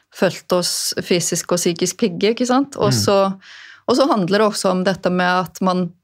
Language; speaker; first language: Norwegian; non-native, fluent; Icelandic